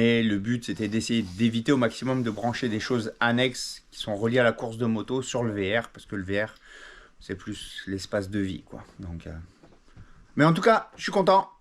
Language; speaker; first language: French; native; French